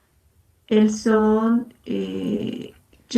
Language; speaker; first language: French; non-native, learner; Spanish